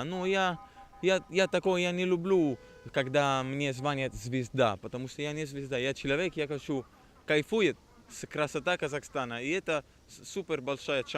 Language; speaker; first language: Russian; non-native, learner; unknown